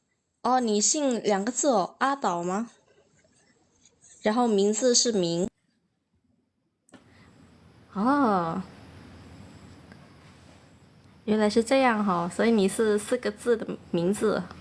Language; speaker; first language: Chinese; early bilingual, heritage; Chinese